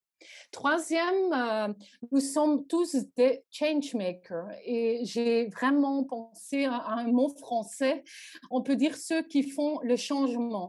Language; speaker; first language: French; non-native, local second language; Dutch